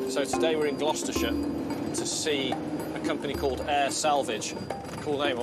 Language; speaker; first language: English; native; English